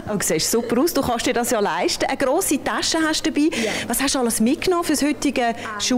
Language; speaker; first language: German; native; German